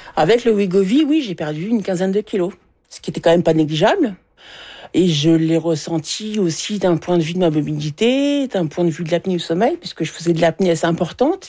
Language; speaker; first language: French; native; French